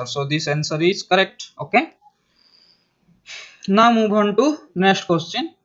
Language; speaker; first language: English; non-native, local second language; Hindi